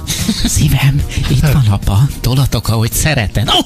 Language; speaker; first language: Hungarian; native; Hungarian